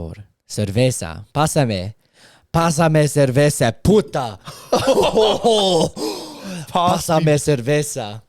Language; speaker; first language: Spanish; non-native, learner; English